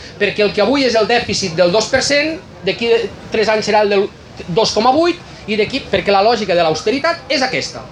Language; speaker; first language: Catalan; native; Catalan